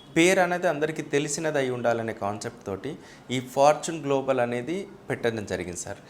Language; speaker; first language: Telugu; native; Telugu